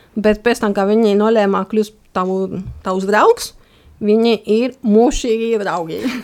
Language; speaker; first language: Latvian; non-native, fluent; Spanish